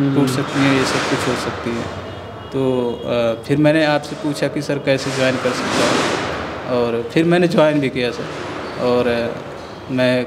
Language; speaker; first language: Hindi; native; Hindi